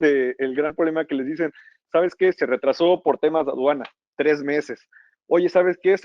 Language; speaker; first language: Spanish; native; Spanish